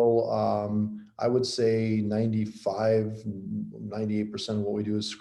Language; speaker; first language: English; native; English